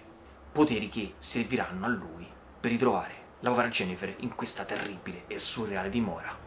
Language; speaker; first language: Italian; native; Italian